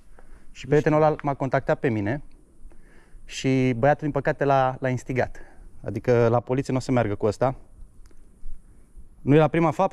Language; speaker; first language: Romanian; native; Romanian